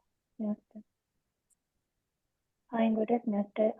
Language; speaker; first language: German; non-native, learner; Urdu